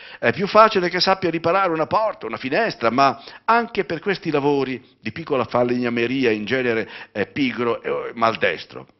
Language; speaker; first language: Italian; native; Italian